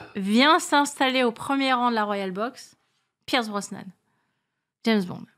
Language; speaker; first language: French; native; French